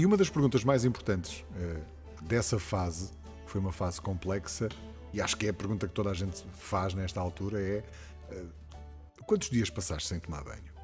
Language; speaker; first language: Portuguese; native; Portuguese